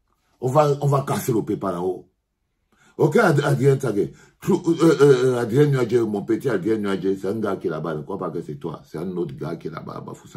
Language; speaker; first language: French; native; French